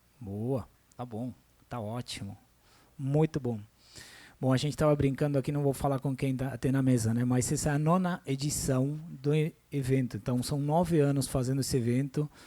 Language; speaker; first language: Portuguese; non-native, fluent; Spanish